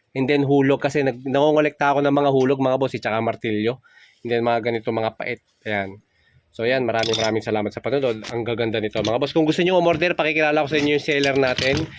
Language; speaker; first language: Filipino; native; Filipino